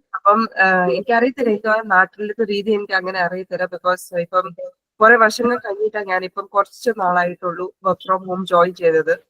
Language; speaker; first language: Malayalam; non-native, local second language; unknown